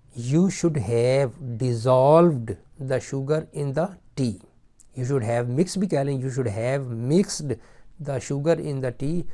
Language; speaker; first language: English; non-native, local second language; Urdu